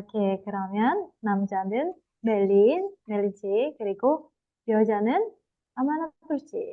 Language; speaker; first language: Korean; non-native, fluent; Indonesian